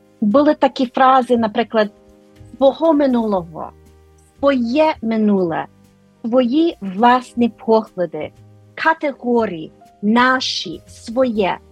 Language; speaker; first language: Ukrainian; non-native, fluent; English